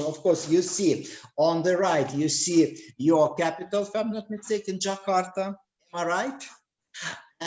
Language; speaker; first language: English; non-native, learner; Russian